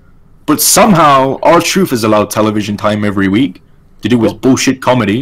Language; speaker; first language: English; native; English